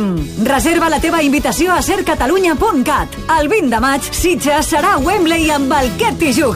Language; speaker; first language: Catalan; native; Catalan